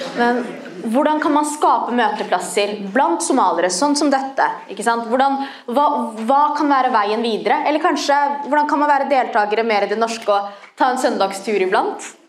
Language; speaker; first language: Norwegian; early bilingual, other home language; Somali